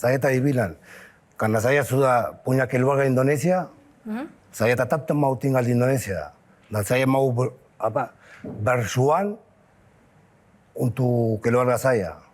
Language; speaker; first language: Indonesian; non-native, fluent; Spanish